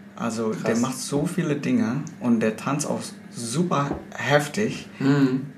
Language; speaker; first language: German; non-native, fluent; Indonesian